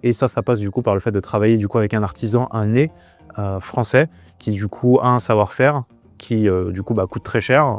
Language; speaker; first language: French; native; French